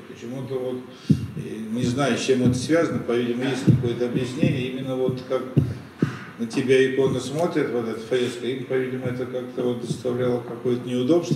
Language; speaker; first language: Russian; native; Russian